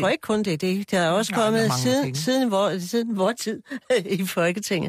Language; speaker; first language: Danish; native; Danish